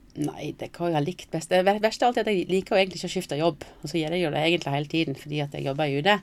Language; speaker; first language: Norwegian; native; Norwegian